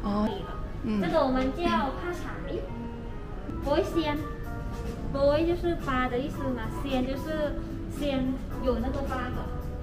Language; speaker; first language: Chinese; non-native, learner; Thai